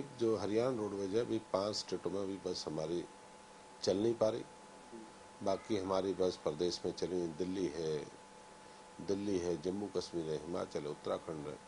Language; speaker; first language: Hindi; native; Hindi